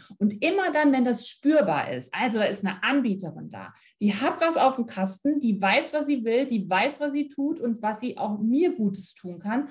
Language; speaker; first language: German; native; German